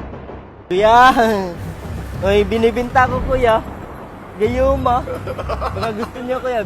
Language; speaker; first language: Filipino; non-native, local second language; Cebuano